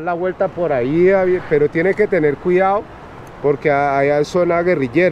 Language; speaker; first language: Spanish; native; Spanish